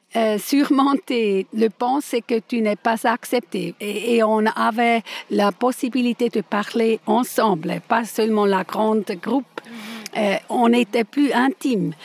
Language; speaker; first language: French; non-native, learner; Swiss German